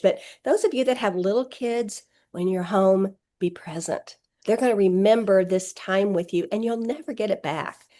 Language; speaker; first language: English; native; English